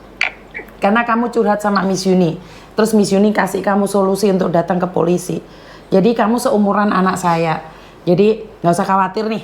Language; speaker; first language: Indonesian; non-native, local second language; Javanese